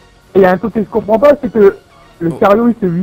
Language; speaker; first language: French; native; French